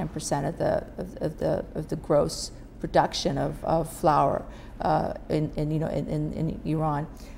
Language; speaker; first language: English; non-native, fluent; Persian